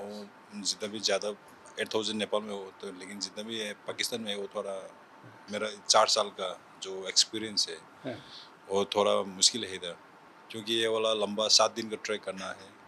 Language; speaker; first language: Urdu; non-native, learner; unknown